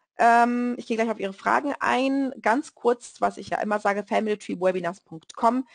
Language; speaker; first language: German; non-native, fluent; Portuguese